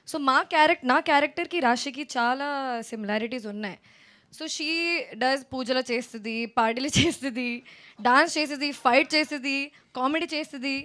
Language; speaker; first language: Telugu; non-native, fluent; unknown